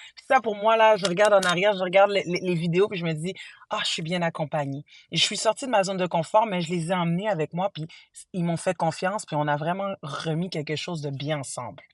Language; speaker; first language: French; early bilingual, other home language; Haitian Creole